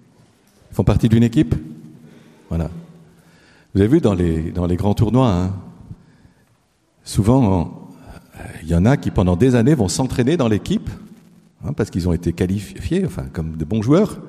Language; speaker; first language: French; native; French